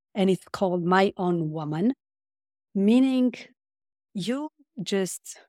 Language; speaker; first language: English; non-native, fluent; Romanian